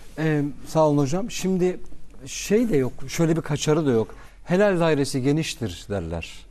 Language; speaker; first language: Turkish; non-native, local second language; Kurdish